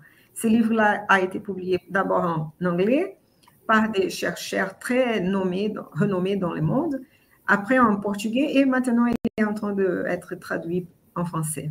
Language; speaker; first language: French; non-native, fluent; Portuguese